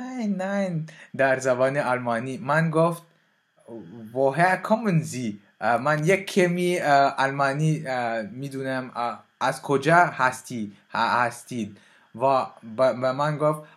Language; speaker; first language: Persian; non-native, learner; French